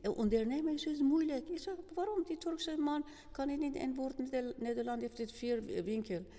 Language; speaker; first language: Dutch; non-native, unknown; Persian